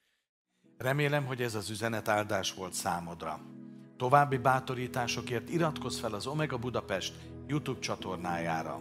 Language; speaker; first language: Hungarian; native; Hungarian